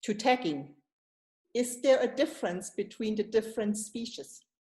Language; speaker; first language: English; non-native, fluent; German